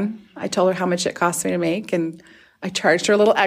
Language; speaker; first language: English; native; English